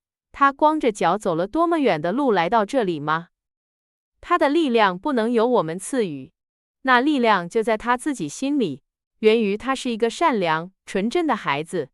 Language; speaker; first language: Chinese; native; Chinese